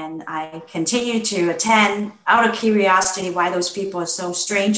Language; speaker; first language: English; non-native, local second language; Cantonese